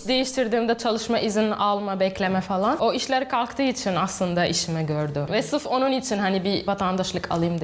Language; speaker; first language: Turkish; non-native, fluent; Arabic